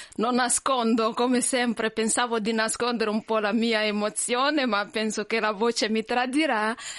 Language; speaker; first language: Italian; non-native, fluent; Swahili